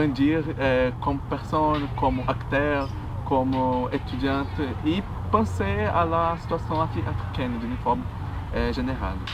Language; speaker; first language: French; non-native, learner; Portuguese